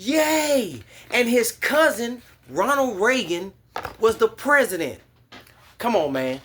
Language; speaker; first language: English; native; English